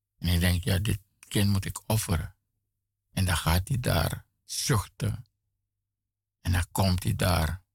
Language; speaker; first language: Dutch; native; Dutch